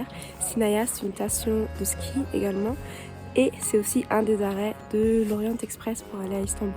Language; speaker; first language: French; native; French